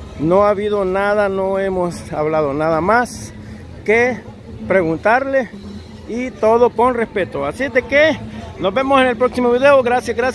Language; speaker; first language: Spanish; native; Spanish